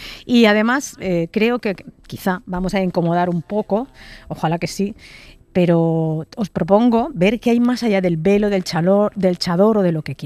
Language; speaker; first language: Spanish; native; Spanish